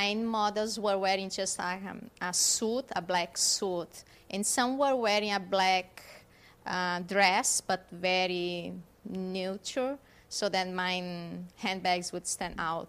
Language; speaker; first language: English; non-native, fluent; German